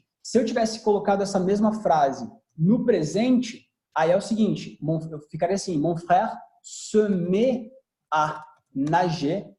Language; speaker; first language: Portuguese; non-native, fluent; French